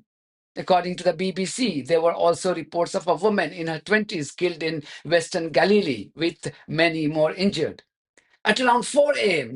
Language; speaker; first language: English; non-native, local second language; Hindi